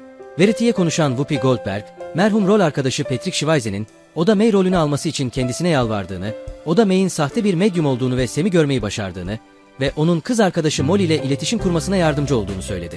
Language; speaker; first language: Turkish; native; Turkish